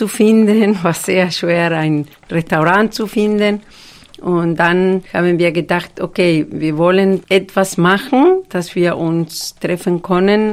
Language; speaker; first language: German; non-native, fluent; Spanish